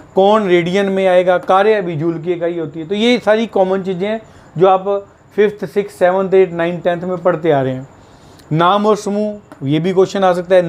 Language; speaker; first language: Hindi; native; Hindi